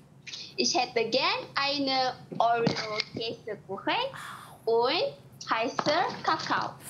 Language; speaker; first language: German; non-native, learner; Malay